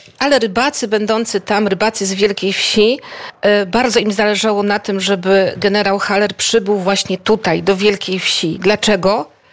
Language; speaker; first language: Polish; native; Polish